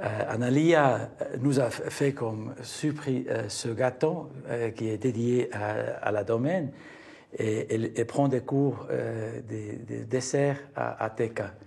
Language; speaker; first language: French; early bilingual, heritage; Spanish